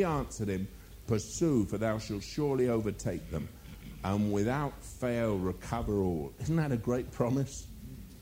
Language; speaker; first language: English; native; English